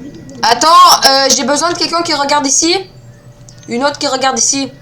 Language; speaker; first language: French; native; French